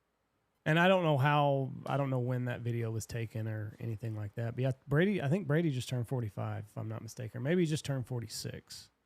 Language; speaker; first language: English; native; English